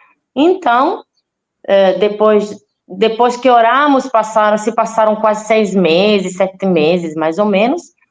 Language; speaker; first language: Portuguese; non-native, fluent; Italian